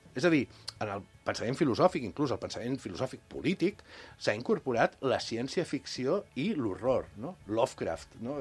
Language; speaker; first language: Catalan; native; Catalan